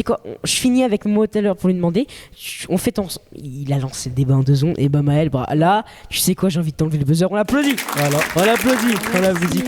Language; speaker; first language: French; native; French